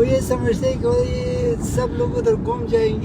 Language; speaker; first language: Hindi; non-native, learner; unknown